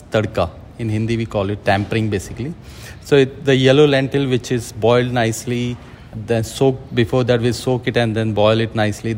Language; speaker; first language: English; non-native, local second language; Hindi